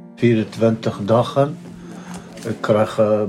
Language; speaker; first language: Dutch; non-native, learner; Arabic